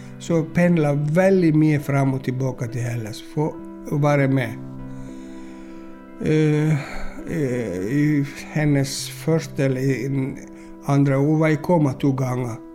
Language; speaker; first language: Norwegian; non-native, learner; Greek